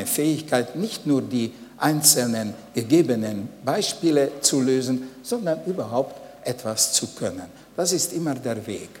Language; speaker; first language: German; non-native, fluent; Hungarian